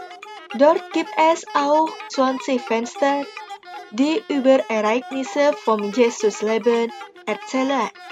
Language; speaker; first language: German; non-native, fluent; Indonesian